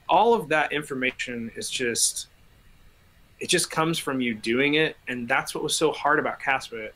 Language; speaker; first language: English; native; English